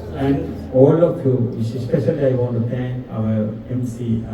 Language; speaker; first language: English; non-native, local second language; Sinhala